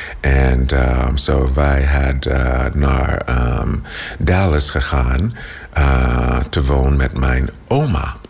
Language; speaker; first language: Dutch; non-native, learner; English